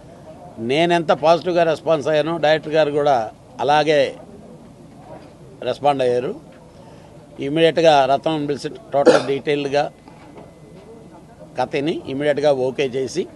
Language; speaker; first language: Telugu; native; Telugu